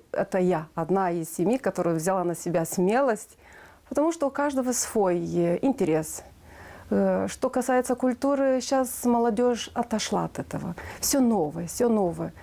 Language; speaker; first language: Russian; non-native, local second language; Romanian